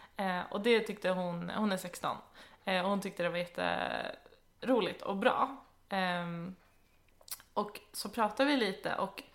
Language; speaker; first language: Swedish; native; Swedish